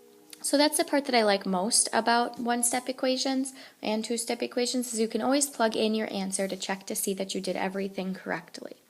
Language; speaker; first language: English; native; English